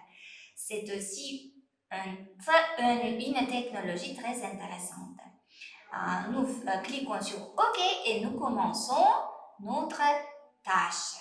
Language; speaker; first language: French; non-native, fluent; Uzbek